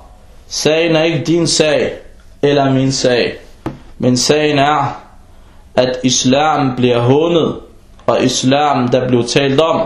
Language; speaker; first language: Danish; early bilingual, other home language; Arabic